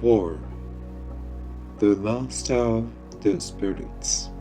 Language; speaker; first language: English; non-native, fluent; Japanese